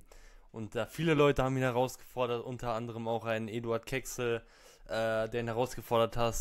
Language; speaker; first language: German; native; German